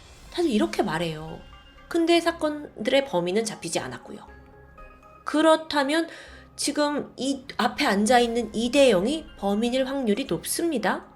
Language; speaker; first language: Korean; native; Korean